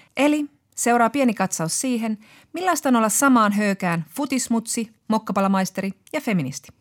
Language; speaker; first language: Finnish; native; Finnish